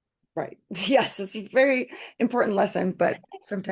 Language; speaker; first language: English; native; English